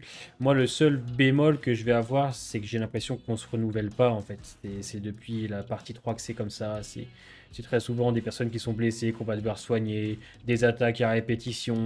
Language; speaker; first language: French; native; French